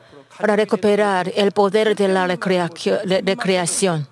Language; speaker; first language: Spanish; non-native, fluent; Korean